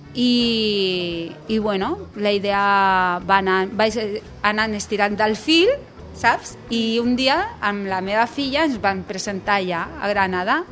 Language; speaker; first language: Catalan; non-native, local second language; Spanish